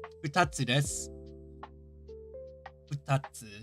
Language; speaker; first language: Japanese; non-native, learner; English